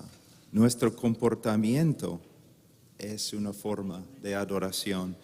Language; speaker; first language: Spanish; non-native, fluent; English